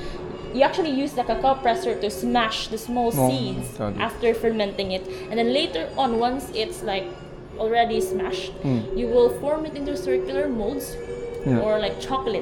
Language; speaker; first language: English; non-native, local second language; Filipino